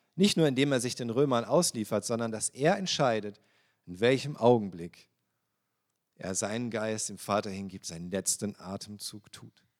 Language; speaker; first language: German; native; German